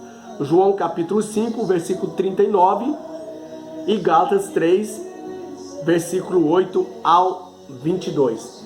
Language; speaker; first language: Portuguese; native; Portuguese